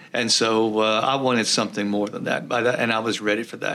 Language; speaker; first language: English; early bilingual, other home language; Czech